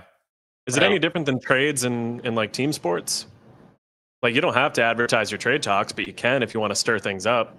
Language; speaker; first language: English; native; English